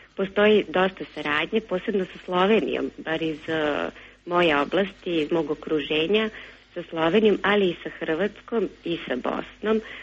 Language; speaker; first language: Serbian; native; Serbian